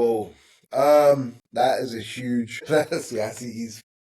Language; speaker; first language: English; native; English